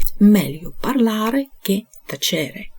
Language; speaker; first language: Italian; non-native, fluent; Ukrainian